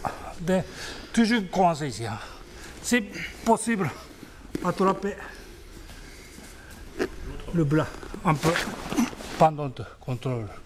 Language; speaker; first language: French; non-native, learner; Japanese